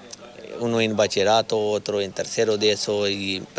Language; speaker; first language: Spanish; non-native, learner; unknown